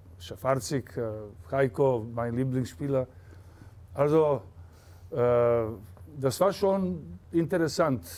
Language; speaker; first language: German; non-native, fluent; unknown